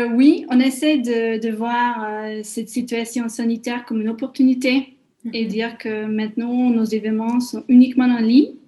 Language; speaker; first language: French; non-native, fluent; Hungarian